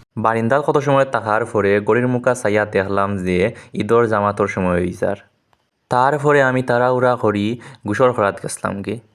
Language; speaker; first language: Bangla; native; Bangla